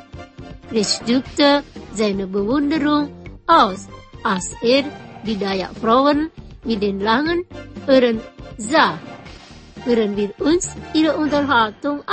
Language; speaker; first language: German; non-native, fluent; Indonesian